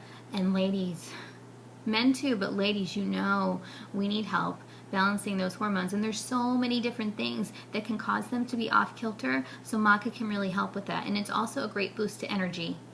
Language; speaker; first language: English; native; English